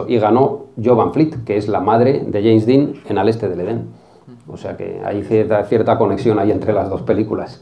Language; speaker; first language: Spanish; native; Spanish